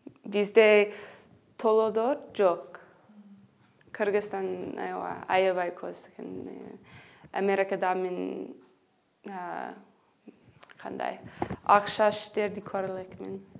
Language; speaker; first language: Kyrgyz; non-native, learner; English